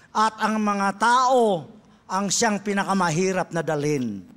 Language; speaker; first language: Filipino; non-native, local second language; Cebuano